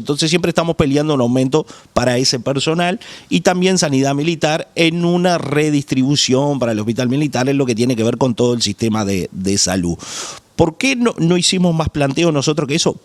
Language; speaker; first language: Spanish; native; Spanish